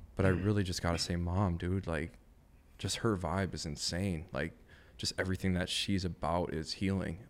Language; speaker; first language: English; native; English